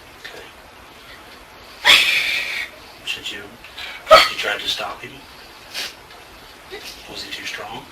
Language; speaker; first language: English; native; English